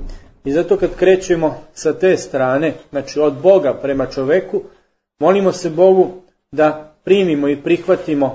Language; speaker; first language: Serbian; native; Serbian